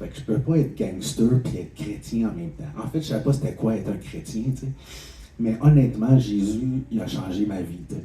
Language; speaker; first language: French; native; French